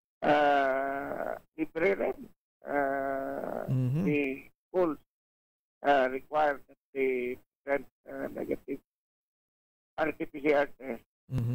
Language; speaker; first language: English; non-native, local second language; Hiligaynon